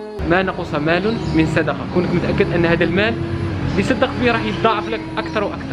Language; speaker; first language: Arabic; native; Arabic